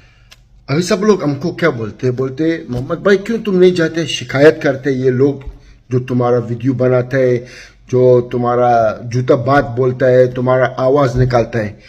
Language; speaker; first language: Hindi; non-native, learner; Arabic